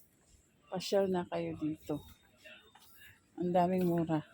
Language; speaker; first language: Filipino; native; Filipino